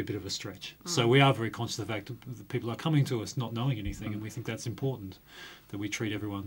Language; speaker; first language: English; native; English